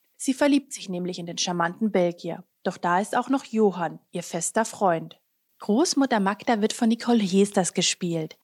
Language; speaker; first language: German; native; German